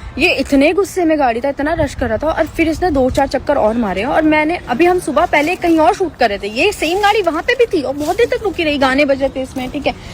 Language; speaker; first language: Hindi; native; Hindi